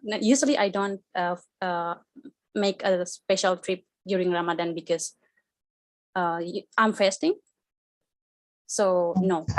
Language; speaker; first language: English; non-native, fluent; Indonesian